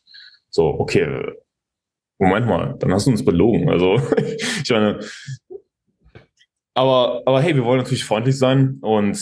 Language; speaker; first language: German; native; German